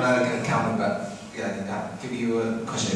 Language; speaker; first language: English; non-native, fluent; Chinese